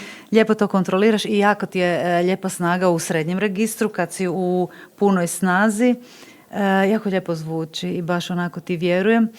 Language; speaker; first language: Bosnian; native; Bosnian